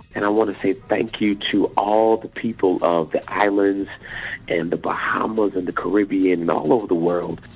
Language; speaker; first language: English; native; English